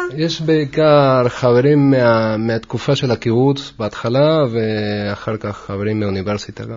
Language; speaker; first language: Hebrew; non-native, fluent; Spanish